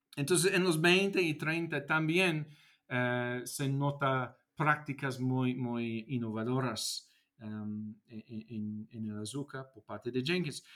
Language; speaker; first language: Spanish; non-native, fluent; English